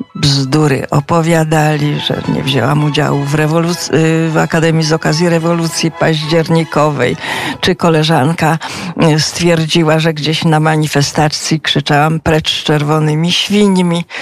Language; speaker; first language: Polish; native; Polish